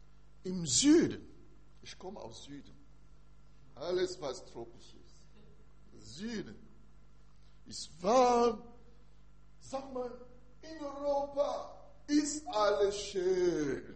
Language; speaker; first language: German; non-native, learner; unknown